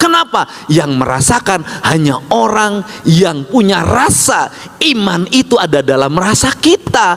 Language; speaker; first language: Indonesian; native; Indonesian